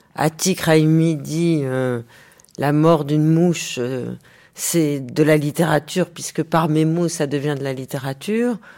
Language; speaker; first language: French; native; French